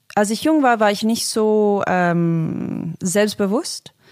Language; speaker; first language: German; non-native, fluent; English